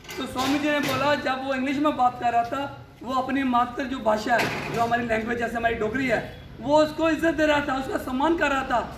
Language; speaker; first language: Hindi; non-native, local second language; Dogri